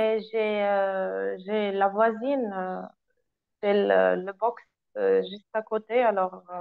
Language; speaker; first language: French; non-native, learner; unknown